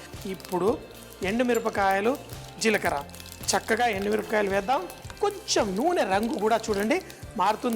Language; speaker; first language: Telugu; native; Telugu